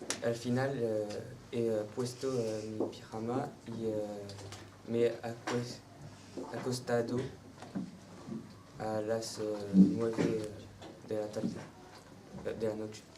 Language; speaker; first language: Spanish; non-native, learner; French